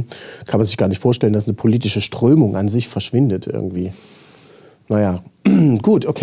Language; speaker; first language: German; native; German